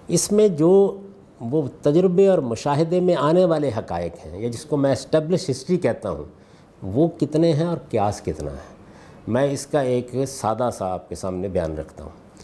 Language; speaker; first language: Urdu; non-native, local second language; Punjabi